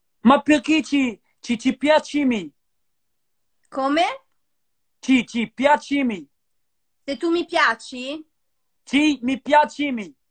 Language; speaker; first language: Italian; non-native, learner; Arabic